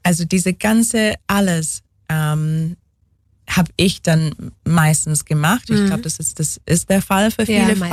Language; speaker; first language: German; non-native, fluent; English